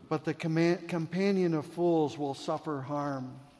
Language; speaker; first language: English; native; English